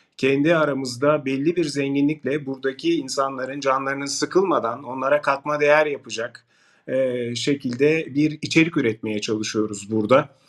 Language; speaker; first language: Turkish; native; Turkish